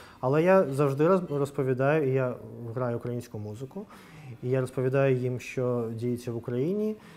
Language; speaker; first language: Ukrainian; non-native, local second language; Russian